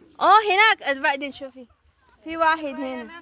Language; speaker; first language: Arabic; non-native, learner; Filipino